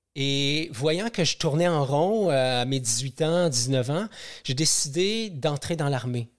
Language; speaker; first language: French; native; French